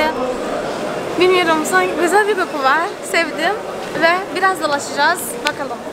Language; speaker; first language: Turkish; non-native, fluent; Portuguese